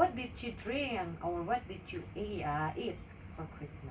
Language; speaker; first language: English; non-native, learner; Indonesian